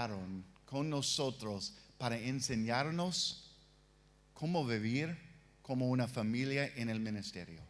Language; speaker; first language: Spanish; non-native, fluent; English